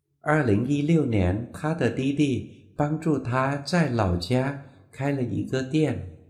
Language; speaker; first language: Chinese; non-native, fluent; Vietnamese